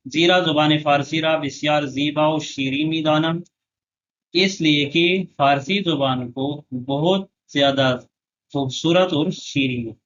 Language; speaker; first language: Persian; non-native, learner; Urdu